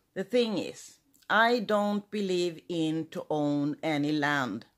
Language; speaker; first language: English; non-native, fluent; Swedish